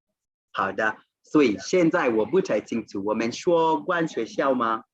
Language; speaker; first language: Chinese; non-native, fluent; Swahili